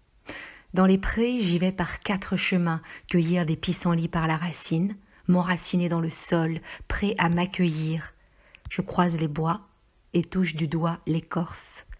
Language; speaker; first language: French; native; French